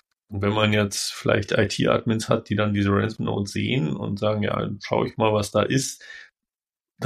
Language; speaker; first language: German; native; German